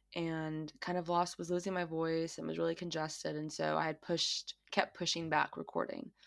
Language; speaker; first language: English; native; English